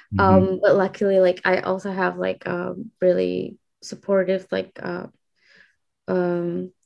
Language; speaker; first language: English; non-native, fluent; Indonesian